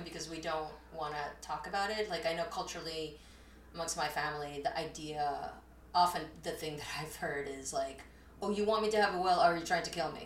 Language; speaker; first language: English; early bilingual, other home language; Spanish